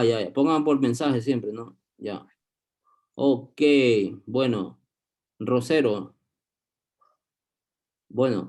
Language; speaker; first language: Spanish; native; Spanish